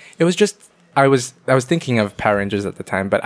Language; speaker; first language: English; early bilingual, other home language; Vietnamese